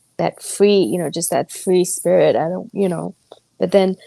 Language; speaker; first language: English; non-native, local second language; Gujarati